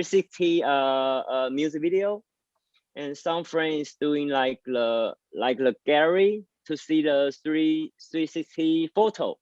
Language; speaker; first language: English; non-native, learner; Chinese